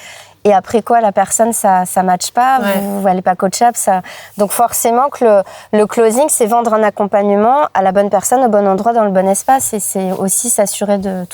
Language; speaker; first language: French; native; French